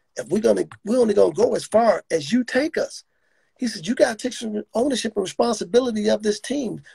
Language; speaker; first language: English; native; English